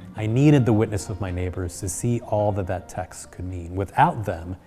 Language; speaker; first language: English; early bilingual, other home language; Spanish